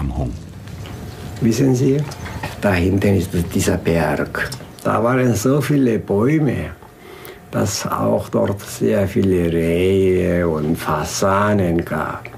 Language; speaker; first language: German; non-native, fluent; Korean